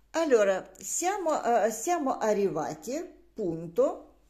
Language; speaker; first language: Italian; non-native, learner; Russian